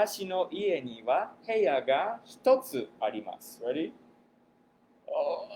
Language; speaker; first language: Japanese; non-native, fluent; English